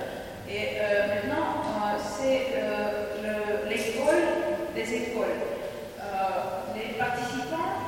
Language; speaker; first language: French; non-native, fluent; Russian